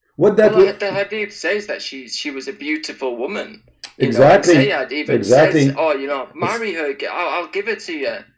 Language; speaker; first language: English; native; English